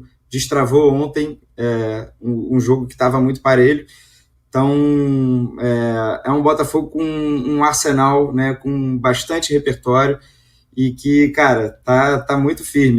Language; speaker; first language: Portuguese; native; Portuguese